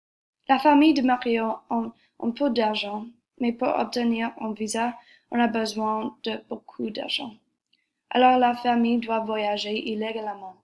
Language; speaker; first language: French; non-native, learner; English